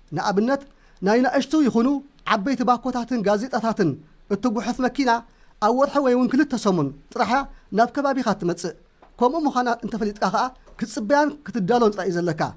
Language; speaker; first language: Tigrinya; native; Tigrinya